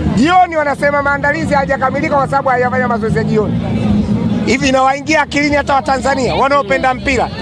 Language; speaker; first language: Swahili; native; Swahili